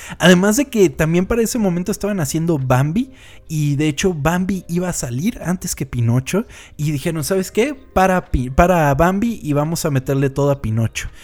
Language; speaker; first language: Spanish; native; Spanish